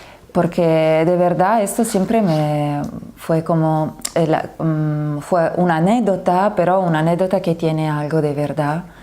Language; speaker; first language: Spanish; non-native, fluent; Italian